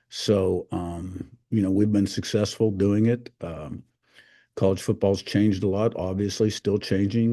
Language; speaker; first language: English; native; English